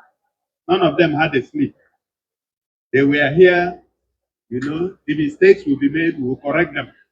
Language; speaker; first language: English; non-native, local second language; Igbo